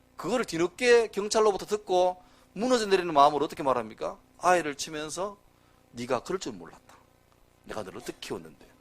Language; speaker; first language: Korean; native; Korean